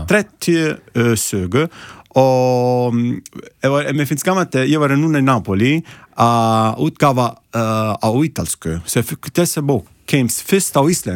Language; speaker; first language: Icelandic; non-native, learner; Italian